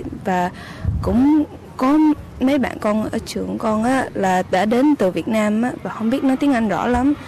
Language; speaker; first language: Vietnamese; early bilingual, heritage; English